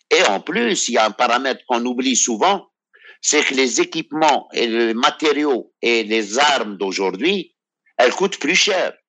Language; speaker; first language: French; non-native, local second language; Arabic